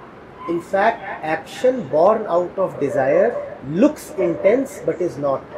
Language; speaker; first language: English; non-native, local second language; Hindi